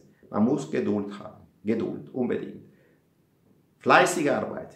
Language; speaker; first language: German; non-native, fluent; Italian